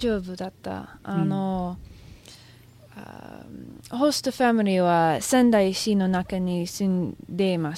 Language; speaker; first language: Japanese; non-native, learner; English